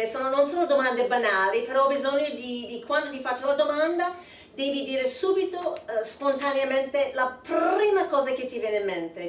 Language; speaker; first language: Italian; non-native, fluent; English